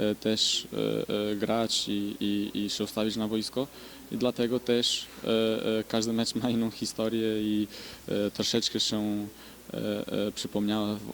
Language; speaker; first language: Polish; non-native, fluent; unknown